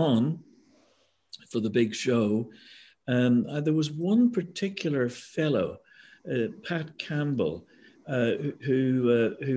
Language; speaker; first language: English; native; English